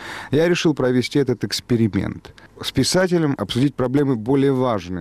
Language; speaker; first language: Russian; native; Russian